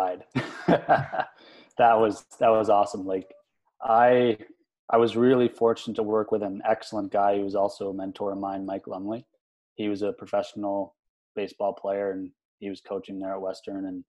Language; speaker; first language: English; native; English